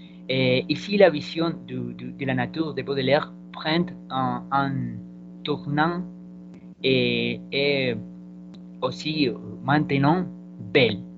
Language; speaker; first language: French; non-native, learner; Spanish